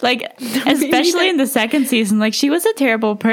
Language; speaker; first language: English; early bilingual, heritage; English